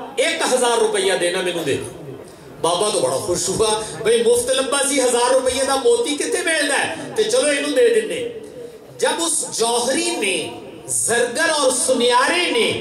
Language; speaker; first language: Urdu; non-native, local second language; Punjabi